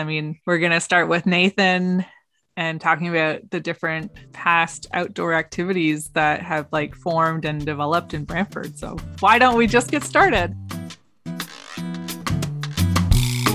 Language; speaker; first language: English; native; English